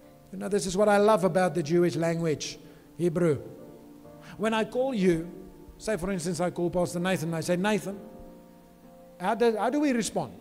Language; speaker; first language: English; non-native, local second language; Afrikaans